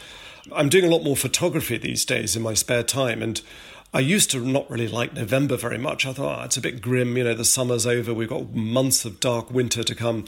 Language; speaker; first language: English; native; English